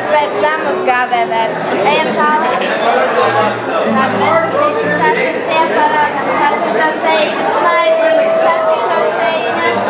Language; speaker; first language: Latvian; early bilingual, heritage; English